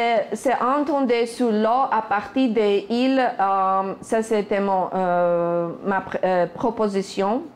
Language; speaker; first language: French; non-native, fluent; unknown